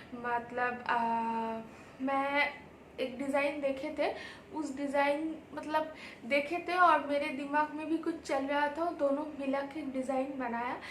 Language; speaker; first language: Hindi; non-native, local second language; Bangla